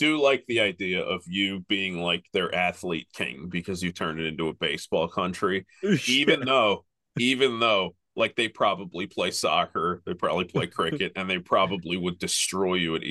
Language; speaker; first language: English; native; English